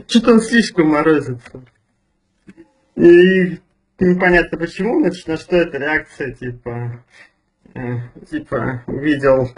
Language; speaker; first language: Russian; native; Russian